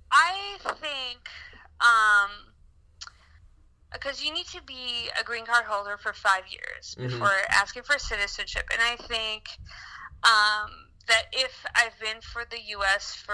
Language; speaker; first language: English; non-native, fluent; French